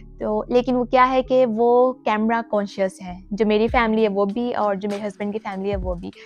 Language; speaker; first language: Urdu; native; Urdu